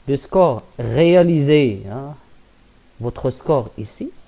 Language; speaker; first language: French; non-native, local second language; Arabic